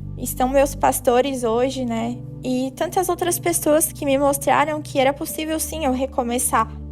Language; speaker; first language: Portuguese; native; Portuguese